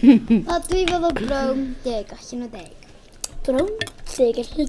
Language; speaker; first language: Welsh; non-native, local second language; English